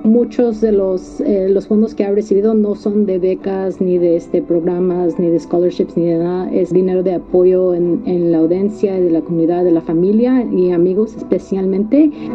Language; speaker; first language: Spanish; early bilingual, heritage; Spanish